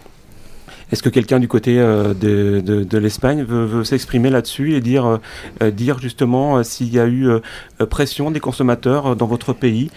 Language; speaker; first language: French; native; French